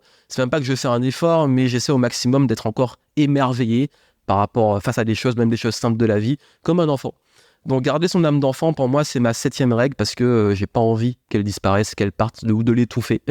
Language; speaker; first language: French; native; French